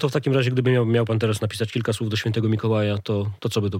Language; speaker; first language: Polish; native; Polish